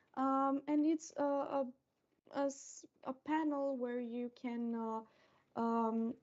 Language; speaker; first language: English; non-native, fluent; Romanian